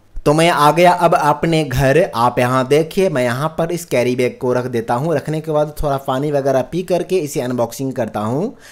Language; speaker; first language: Hindi; native; Hindi